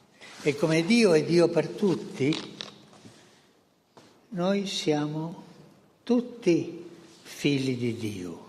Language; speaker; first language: Italian; non-native, fluent; Spanish